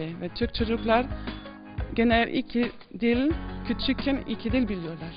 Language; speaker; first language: Turkish; early bilingual, heritage; Turkish